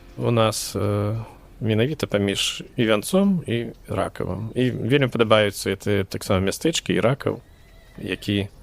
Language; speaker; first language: Belarusian; native; Belarusian